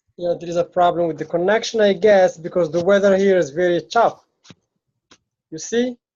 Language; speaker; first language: English; non-native, fluent; Arabic